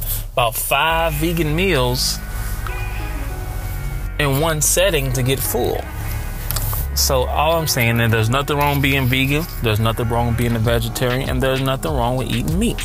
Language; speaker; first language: English; native; English